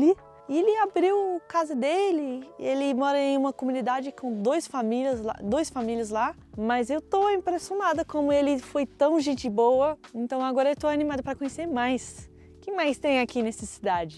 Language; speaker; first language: Portuguese; non-native, fluent; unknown